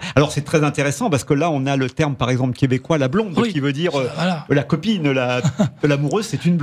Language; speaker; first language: French; native; French